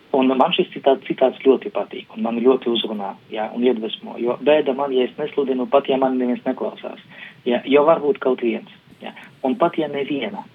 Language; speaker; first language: Latvian; non-native, local second language; Russian